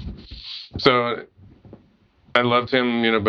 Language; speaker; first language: English; native; English